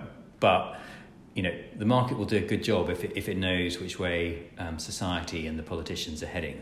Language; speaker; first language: English; native; English